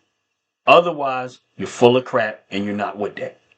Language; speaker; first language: English; native; English